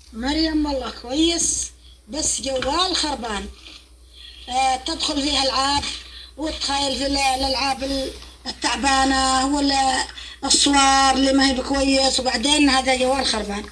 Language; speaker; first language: Arabic; native; Arabic